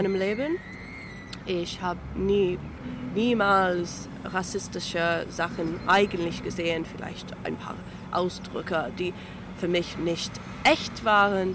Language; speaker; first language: German; non-native, fluent; English